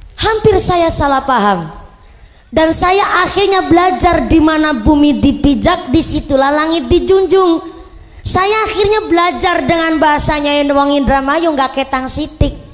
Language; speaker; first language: Indonesian; non-native, local second language; Javanese